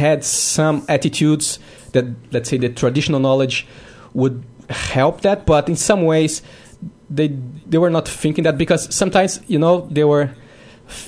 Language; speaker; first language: English; non-native, fluent; Portuguese